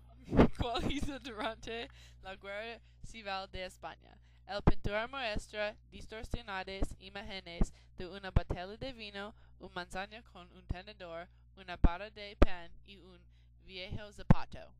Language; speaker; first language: Spanish; non-native, learner; English